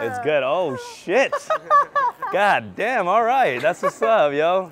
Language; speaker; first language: English; early bilingual, other home language; Korean